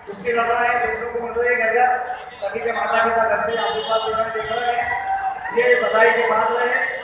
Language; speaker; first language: Hindi; native; Hindi